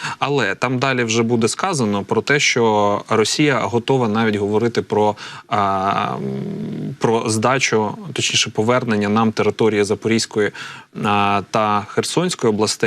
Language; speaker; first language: Ukrainian; native; Ukrainian